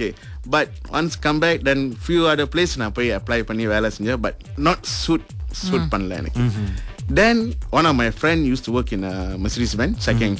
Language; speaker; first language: Tamil; early bilingual, heritage; Tamil